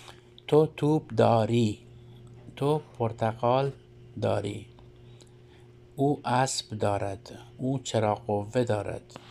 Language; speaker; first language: Persian; non-native, fluent; Urdu